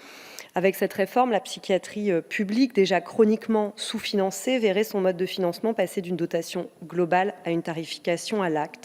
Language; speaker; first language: French; native; French